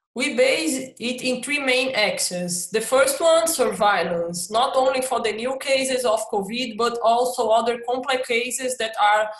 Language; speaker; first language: English; non-native, fluent; Portuguese